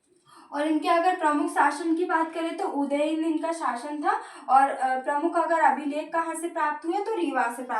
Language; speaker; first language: Hindi; native; Hindi